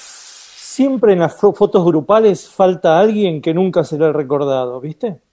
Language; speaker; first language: Spanish; native; Spanish